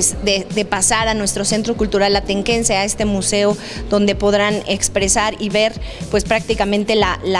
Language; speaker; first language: Spanish; native; Spanish